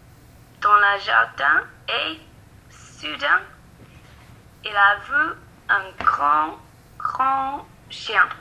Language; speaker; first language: French; non-native, learner; English